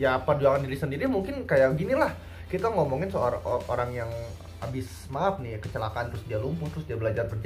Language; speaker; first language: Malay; non-native, local second language; Sundanese